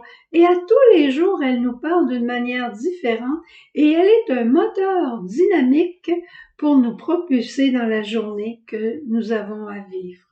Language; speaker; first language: French; native; French